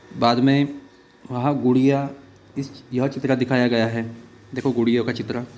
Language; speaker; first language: Hindi; non-native, local second language; Marathi